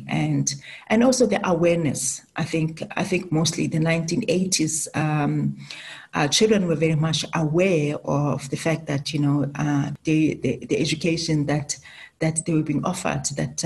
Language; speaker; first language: English; non-native, local second language; Southern Sotho